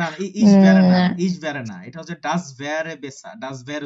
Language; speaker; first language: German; non-native, fluent; Bangla